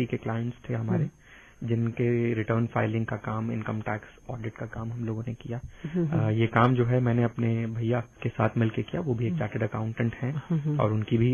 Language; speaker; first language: Hindi; native; Hindi